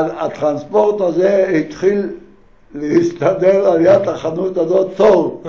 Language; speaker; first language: Hebrew; non-native, fluent; Yiddish